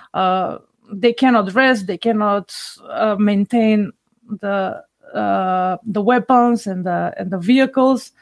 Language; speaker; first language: English; non-native, fluent; Macedonian